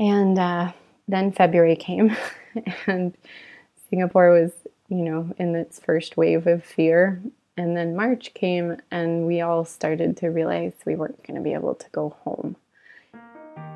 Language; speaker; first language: English; native; English